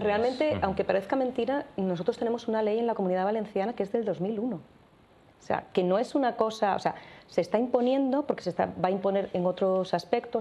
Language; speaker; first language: Spanish; native; Spanish